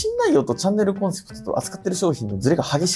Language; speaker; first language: Japanese; native; Japanese